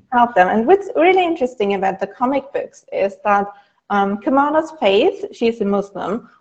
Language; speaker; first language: English; non-native, fluent; German